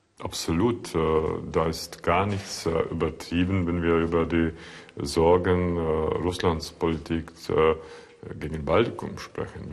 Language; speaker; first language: German; non-native, fluent; Latvian